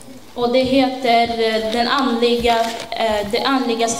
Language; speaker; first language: Swedish; non-native, fluent; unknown